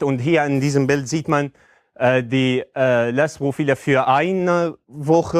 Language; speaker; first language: German; non-native, fluent; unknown